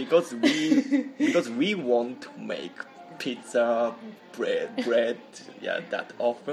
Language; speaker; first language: English; non-native, learner; Japanese